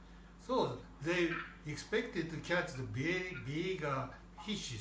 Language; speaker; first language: English; non-native, learner; Japanese